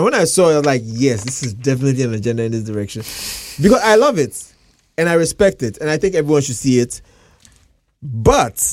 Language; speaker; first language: English; non-native, local second language; Akan